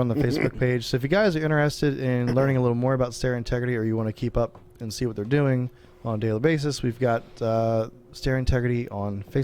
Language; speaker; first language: English; native; English